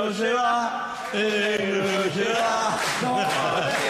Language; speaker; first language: Spanish; native; Spanish